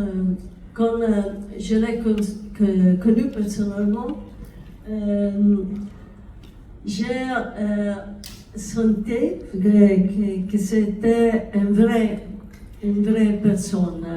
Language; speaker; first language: French; non-native, learner; Italian